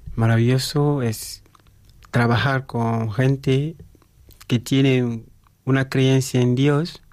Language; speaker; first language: Spanish; non-native, fluent; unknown